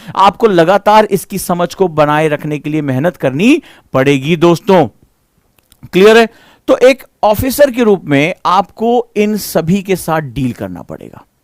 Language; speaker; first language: Hindi; native; Hindi